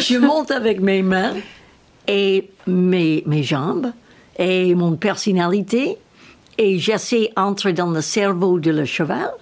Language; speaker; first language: French; non-native, learner; English